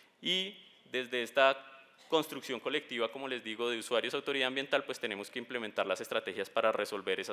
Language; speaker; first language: Spanish; native; Spanish